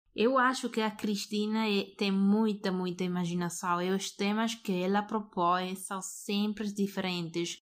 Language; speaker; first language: Portuguese; non-native, learner; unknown